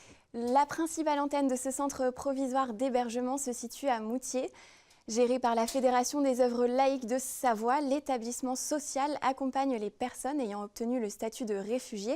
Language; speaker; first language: French; native; French